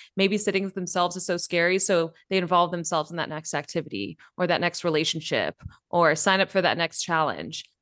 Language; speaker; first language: English; native; English